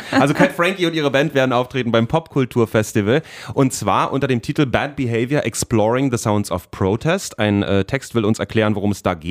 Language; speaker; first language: German; native; German